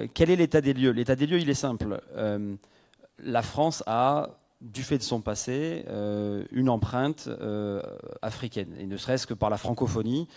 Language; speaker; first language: French; native; French